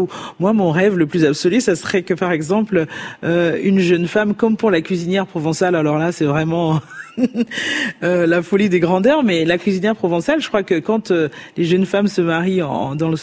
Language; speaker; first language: French; non-native, local second language; Fon